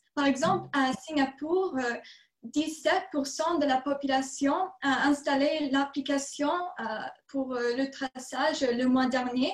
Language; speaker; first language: French; non-native, fluent; English